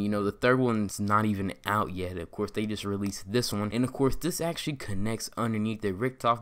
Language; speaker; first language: English; native; English